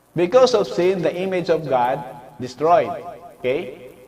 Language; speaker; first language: English; non-native, local second language; Filipino